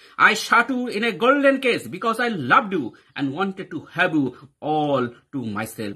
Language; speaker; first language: English; non-native, local second language; Bangla